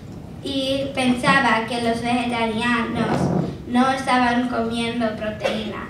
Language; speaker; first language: Spanish; non-native, learner; English